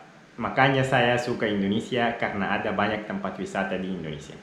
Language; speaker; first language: Indonesian; non-native, fluent; Arabic